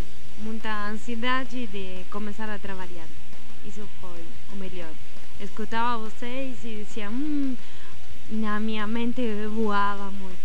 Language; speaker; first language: Portuguese; non-native, learner; Spanish